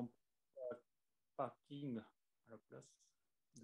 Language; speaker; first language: French; non-native, learner; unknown